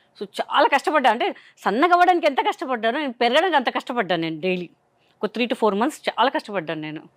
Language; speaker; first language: Telugu; non-native, local second language; Hindi